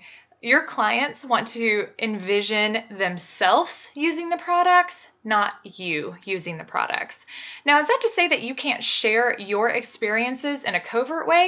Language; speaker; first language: English; native; English